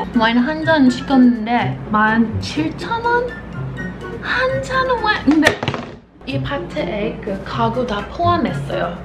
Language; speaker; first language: Korean; non-native, fluent; English